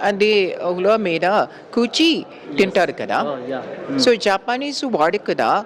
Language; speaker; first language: Telugu; non-native, learner; Japanese